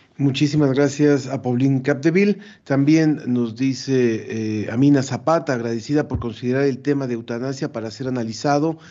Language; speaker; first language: Spanish; native; Spanish